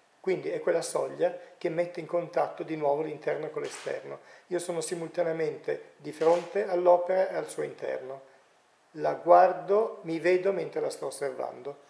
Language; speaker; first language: Italian; native; Italian